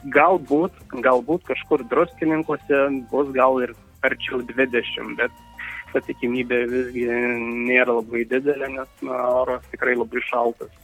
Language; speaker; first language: Lithuanian; native; Lithuanian